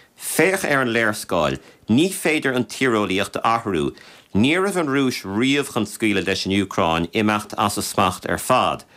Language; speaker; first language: Irish; native; Irish